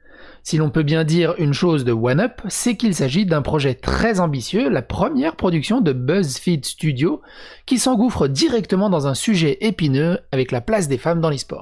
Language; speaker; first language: French; native; French